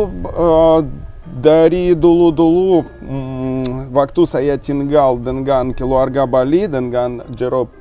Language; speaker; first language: Indonesian; non-native, learner; Russian